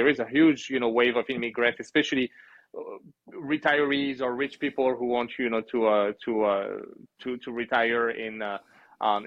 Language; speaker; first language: English; non-native, fluent; French